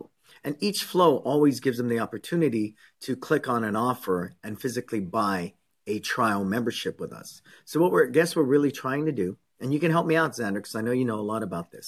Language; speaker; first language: English; native; English